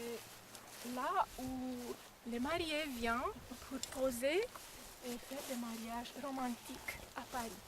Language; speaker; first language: French; non-native, fluent; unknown